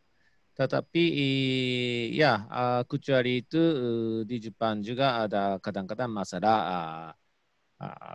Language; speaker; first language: Indonesian; non-native, learner; Japanese